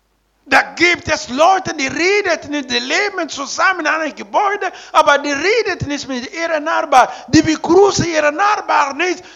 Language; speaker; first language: German; non-native, learner; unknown